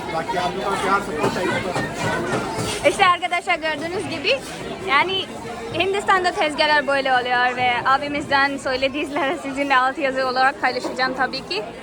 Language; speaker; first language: Turkish; non-native, fluent; Hindi